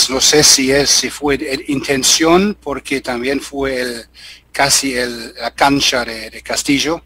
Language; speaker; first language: Spanish; non-native, learner; German